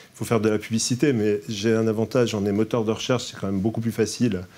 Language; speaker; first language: French; native; French